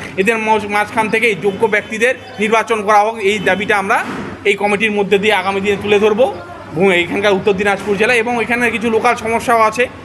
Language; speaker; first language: Bangla; non-native, local second language; Rangpuri